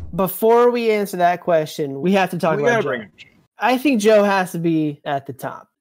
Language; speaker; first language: English; native; English